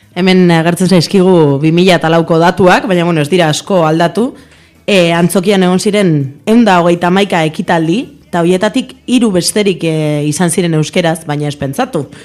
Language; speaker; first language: Basque; non-native, local second language; Spanish